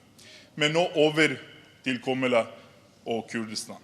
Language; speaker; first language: Norwegian; non-native, fluent; Persian